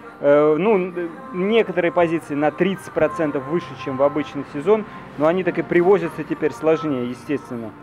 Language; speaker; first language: Russian; native; Russian